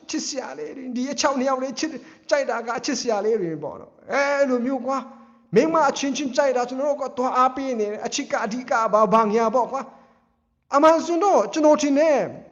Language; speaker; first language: Burmese; non-native, local second language; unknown